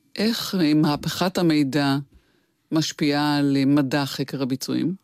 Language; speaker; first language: Hebrew; native; Hebrew